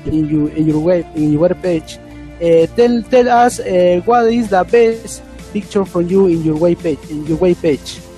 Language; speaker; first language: English; non-native, learner; Spanish